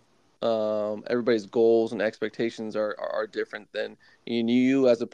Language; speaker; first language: English; native; English